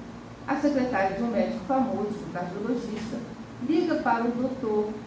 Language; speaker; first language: Portuguese; native; Portuguese